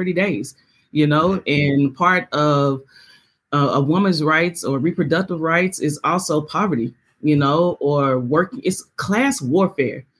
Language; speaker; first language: English; native; English